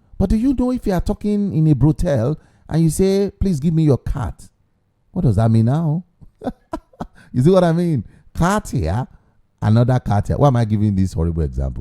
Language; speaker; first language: English; non-native, local second language; Yoruba